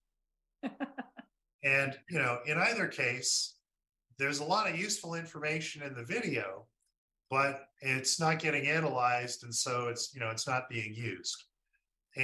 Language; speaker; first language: English; native; English